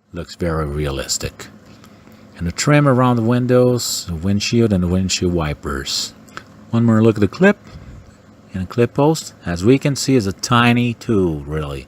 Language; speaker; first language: English; non-native, fluent; Portuguese